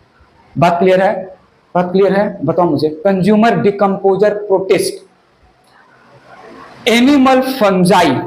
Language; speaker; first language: Hindi; native; Hindi